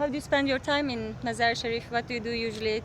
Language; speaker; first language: English; non-native, learner; Turkish